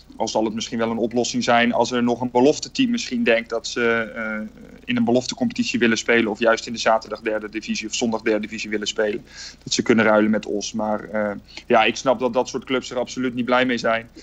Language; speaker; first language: Dutch; native; Dutch